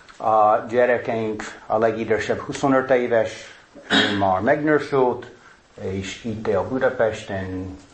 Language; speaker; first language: Hungarian; non-native, fluent; English